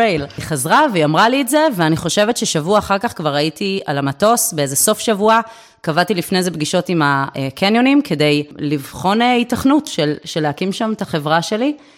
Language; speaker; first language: Hebrew; native; Hebrew